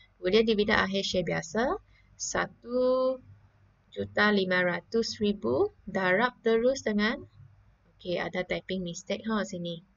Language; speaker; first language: Malay; non-native, local second language; Chinese